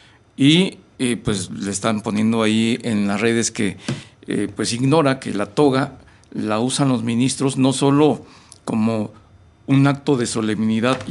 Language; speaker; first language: Spanish; native; Spanish